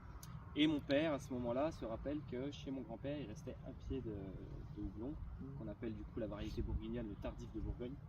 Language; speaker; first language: French; native; French